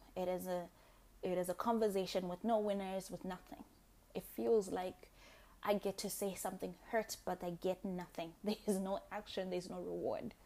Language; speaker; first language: English; non-native, local second language; Shona